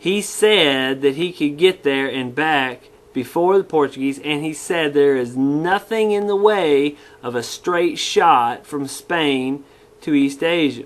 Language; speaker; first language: English; native; English